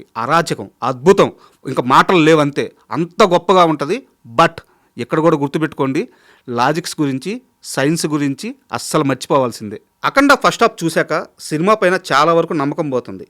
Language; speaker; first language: Telugu; native; Telugu